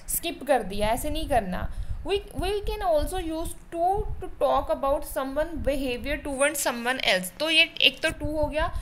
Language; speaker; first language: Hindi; non-native, local second language; Punjabi